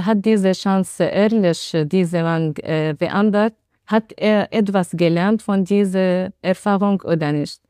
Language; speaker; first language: German; non-native, learner; Arabic